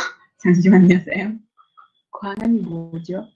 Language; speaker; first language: Korean; non-native, learner; Indonesian